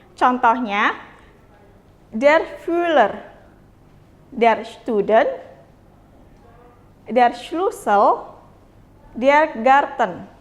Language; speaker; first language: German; non-native, fluent; Indonesian